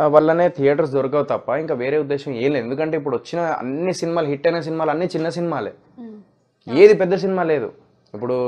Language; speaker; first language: Telugu; native; Telugu